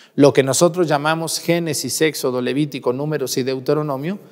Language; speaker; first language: Spanish; native; Spanish